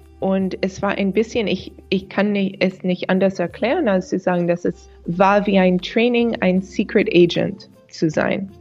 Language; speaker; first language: German; non-native, fluent; English